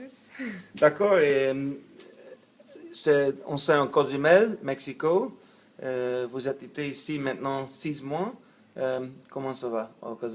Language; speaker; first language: French; non-native, learner; English